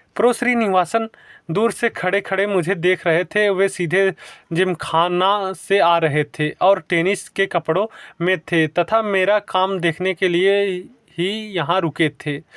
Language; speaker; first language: Hindi; native; Hindi